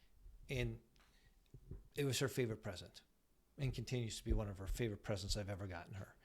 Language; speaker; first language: English; native; English